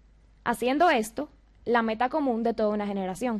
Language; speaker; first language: Spanish; early bilingual, heritage; Spanish